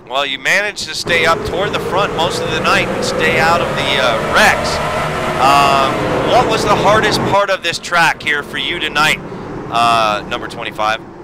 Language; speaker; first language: English; native; English